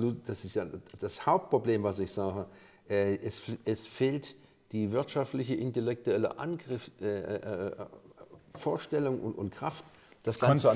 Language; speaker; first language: German; native; German